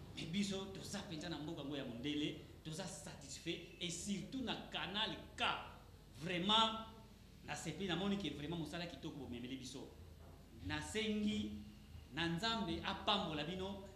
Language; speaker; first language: Lingala; non-native, local second language; Kongo